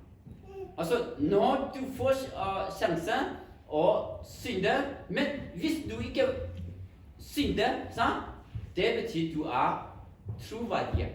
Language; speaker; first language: Norwegian; non-native, learner; Hakha Chin